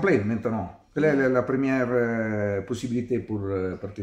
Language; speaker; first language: French; non-native, learner; Italian